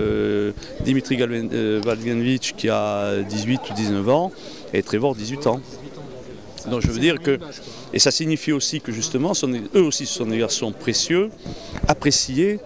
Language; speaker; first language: French; native; French